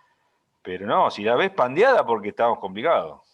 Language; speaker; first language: Spanish; native; Spanish